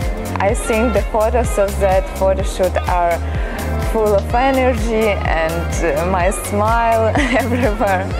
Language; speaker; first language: English; non-native, learner; Ukrainian